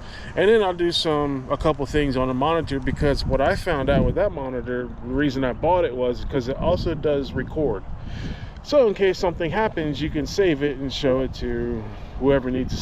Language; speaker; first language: English; native; English